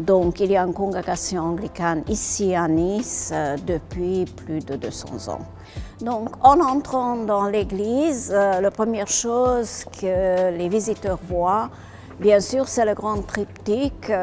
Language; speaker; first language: French; non-native, fluent; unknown